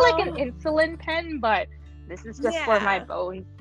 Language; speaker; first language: English; non-native, local second language; Cantonese